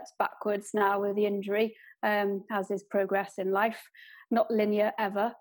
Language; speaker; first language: English; native; English